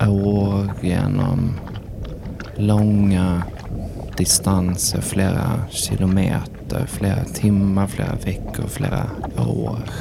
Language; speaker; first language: Swedish; native; Swedish